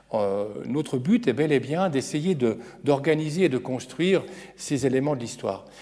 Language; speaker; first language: French; native; French